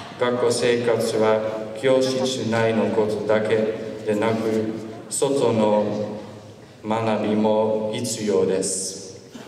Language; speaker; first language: Japanese; non-native, learner; Dutch